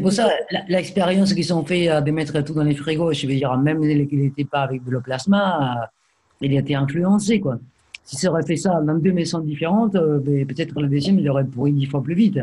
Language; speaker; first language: French; native; French